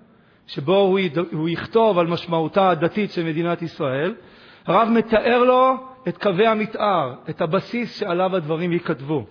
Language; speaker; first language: Hebrew; native; Hebrew